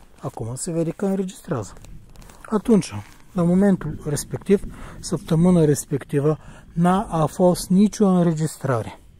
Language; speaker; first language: Romanian; non-native, fluent; Bulgarian